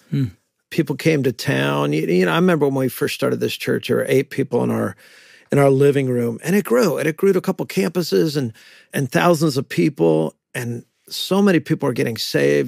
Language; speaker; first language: English; native; English